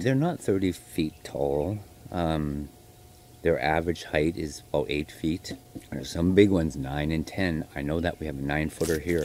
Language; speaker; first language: English; native; English